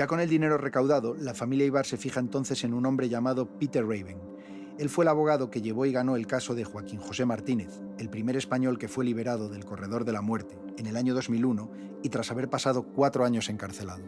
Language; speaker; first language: Spanish; native; Spanish